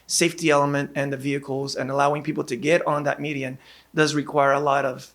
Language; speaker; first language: English; native; English